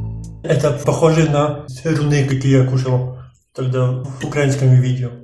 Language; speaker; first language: Russian; non-native, learner; French